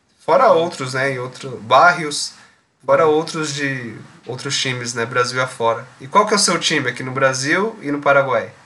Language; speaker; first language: Portuguese; native; Portuguese